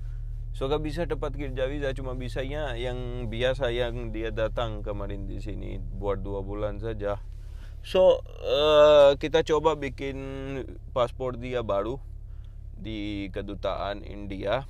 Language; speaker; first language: Indonesian; non-native, fluent; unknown